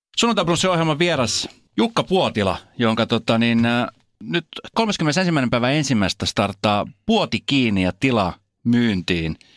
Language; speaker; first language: Finnish; early bilingual, other home language; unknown